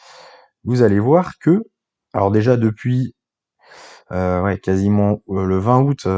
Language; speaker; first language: French; native; French